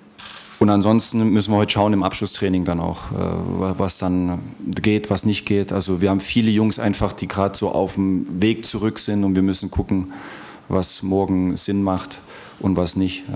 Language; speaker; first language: German; native; German